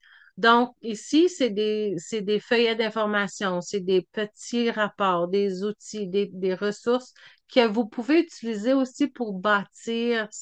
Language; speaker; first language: French; native; French